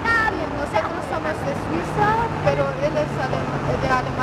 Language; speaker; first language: Spanish; non-native, learner; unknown